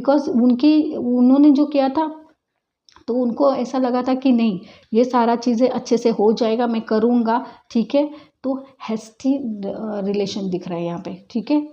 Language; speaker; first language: Hindi; non-native, local second language; Marathi